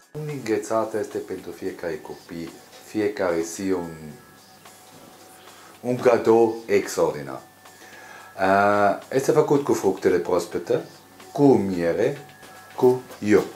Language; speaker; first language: Romanian; non-native, learner; German